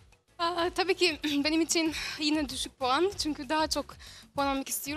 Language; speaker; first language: Turkish; non-native, fluent; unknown